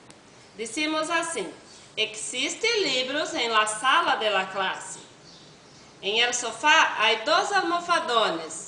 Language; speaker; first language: Spanish; non-native, learner; Portuguese